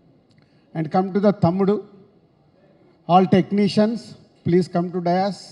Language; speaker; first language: Telugu; native; Telugu